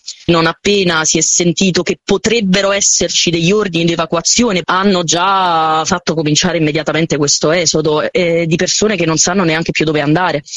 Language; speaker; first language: Italian; native; Italian